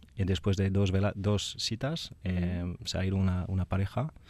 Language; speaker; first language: Spanish; non-native, fluent; French